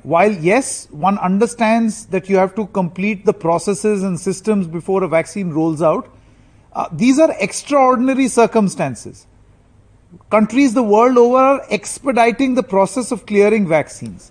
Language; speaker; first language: English; non-native, local second language; Hindi